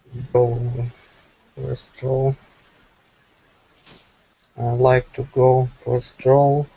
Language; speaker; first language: English; non-native, learner; Russian